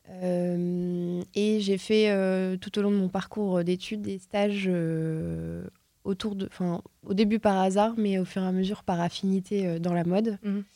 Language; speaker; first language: French; native; French